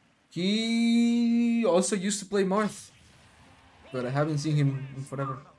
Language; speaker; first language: English; non-native, fluent; Spanish